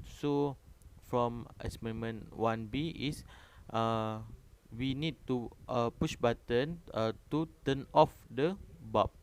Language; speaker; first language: English; non-native, local second language; Malay